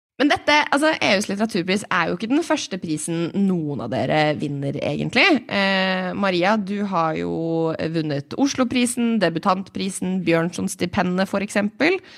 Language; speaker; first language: Norwegian; native; Norwegian